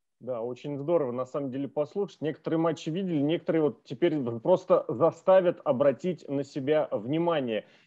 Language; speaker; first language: Russian; native; Russian